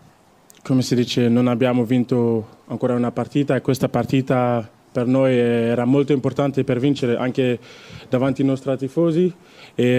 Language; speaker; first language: Italian; non-native, learner; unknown